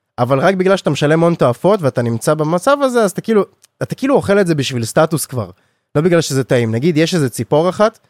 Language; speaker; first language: Hebrew; native; Hebrew